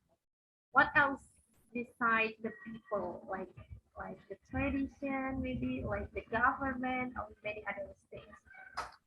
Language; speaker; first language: English; non-native, fluent; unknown